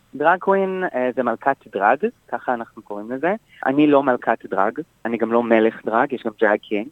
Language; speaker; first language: Hebrew; native; Hebrew